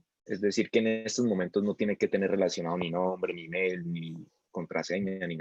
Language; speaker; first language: Spanish; native; Spanish